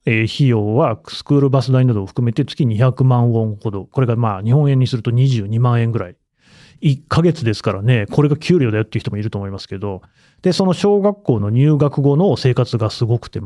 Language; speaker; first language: Japanese; native; Japanese